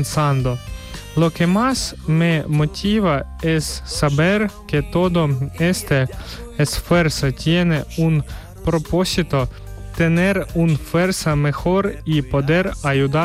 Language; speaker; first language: Spanish; non-native, learner; Ukrainian